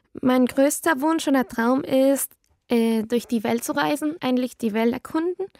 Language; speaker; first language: German; non-native, learner; Spanish